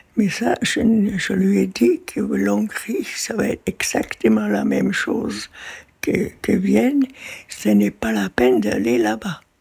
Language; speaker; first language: French; non-native, fluent; German